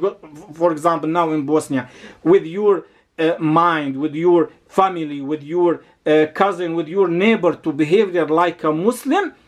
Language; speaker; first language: English; non-native, learner; Arabic